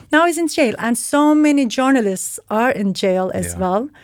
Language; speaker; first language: English; non-native, fluent; Turkish